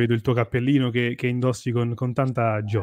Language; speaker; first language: Italian; native; Italian